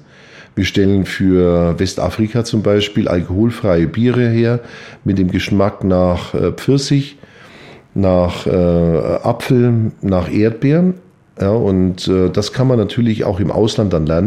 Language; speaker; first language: German; native; German